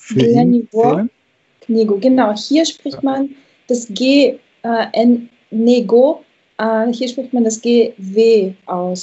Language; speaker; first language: German; non-native, fluent; Russian